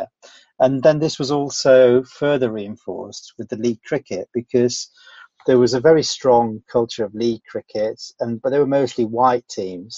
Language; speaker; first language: English; native; English